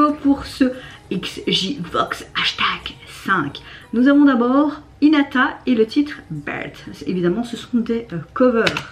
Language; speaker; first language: French; native; French